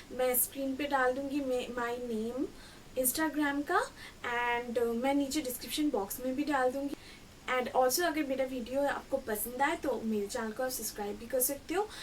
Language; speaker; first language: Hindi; non-native, local second language; Bangla